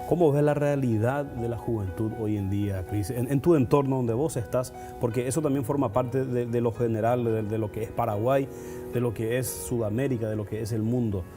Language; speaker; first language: Spanish; native; Spanish